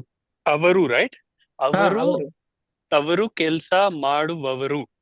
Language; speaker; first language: Kannada; non-native, learner; Telugu